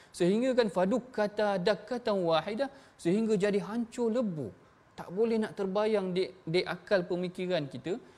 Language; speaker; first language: Malay; native; Malay